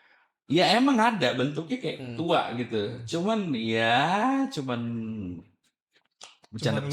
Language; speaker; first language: Indonesian; native; Indonesian